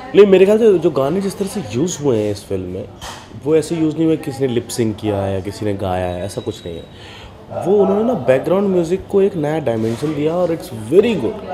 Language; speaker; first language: Hindi; native; Hindi